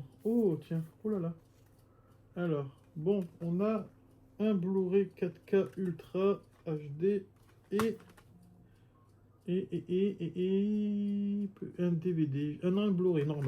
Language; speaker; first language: French; native; French